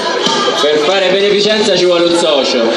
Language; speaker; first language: Italian; native; Italian